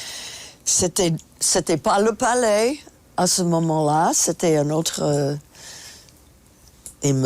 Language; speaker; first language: French; non-native, fluent; English